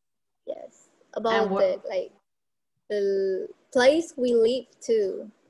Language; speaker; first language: English; non-native, learner; Vietnamese